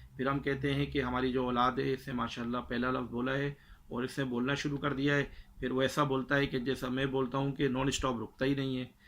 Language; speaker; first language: Urdu; native; Urdu